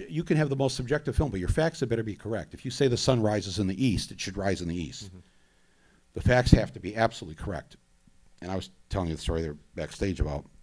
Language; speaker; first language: English; native; English